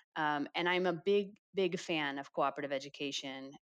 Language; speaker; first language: English; native; English